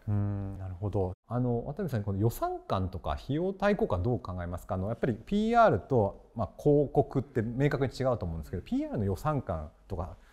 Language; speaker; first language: Japanese; native; Japanese